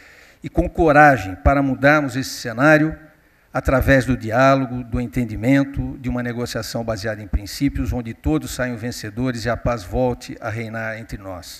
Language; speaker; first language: Portuguese; native; Portuguese